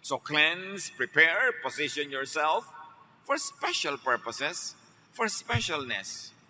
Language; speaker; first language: English; non-native, local second language; Filipino